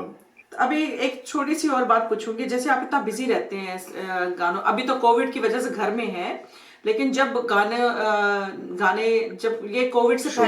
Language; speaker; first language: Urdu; non-native, local second language; Punjabi